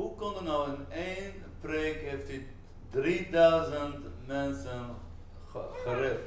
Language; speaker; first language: Dutch; non-native, fluent; Arabic